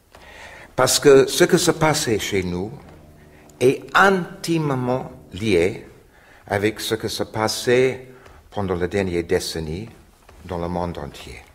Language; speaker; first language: French; non-native, fluent; English